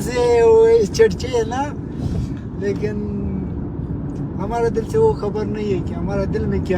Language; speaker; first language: Hindi; non-native, learner; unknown